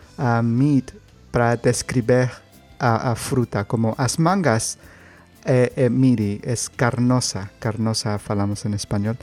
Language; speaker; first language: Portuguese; non-native, learner; Spanish